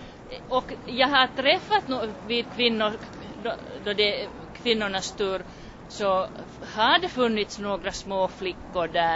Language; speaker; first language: Swedish; non-native, local second language; Finnish